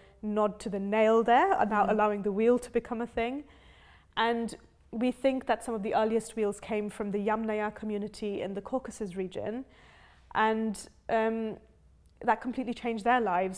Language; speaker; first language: English; non-native, local second language; Hindi